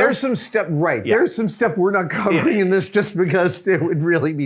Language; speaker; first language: English; native; English